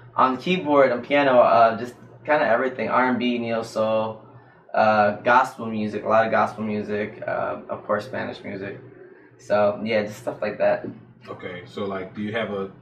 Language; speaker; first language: English; native; English